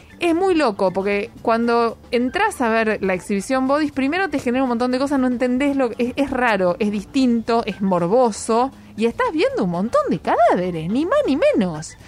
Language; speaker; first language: Spanish; native; Spanish